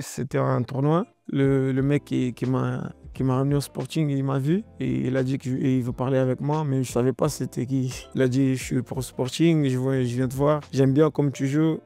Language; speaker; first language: French; non-native, learner; Portuguese